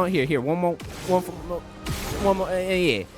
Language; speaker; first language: English; native; English